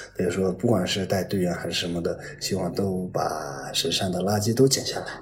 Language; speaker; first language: Chinese; native; Chinese